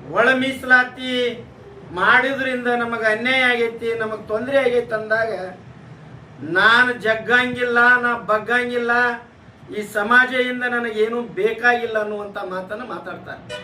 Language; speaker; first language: Kannada; non-native, local second language; Lambadi